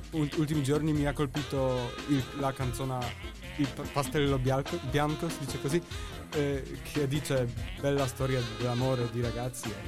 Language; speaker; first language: Italian; non-native, learner; Polish